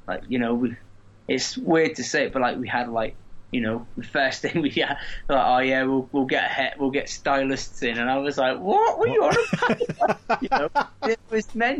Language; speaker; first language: English; native; English